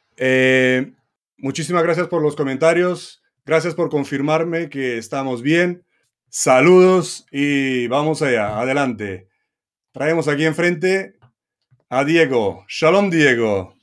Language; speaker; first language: Spanish; non-native, fluent; Romanian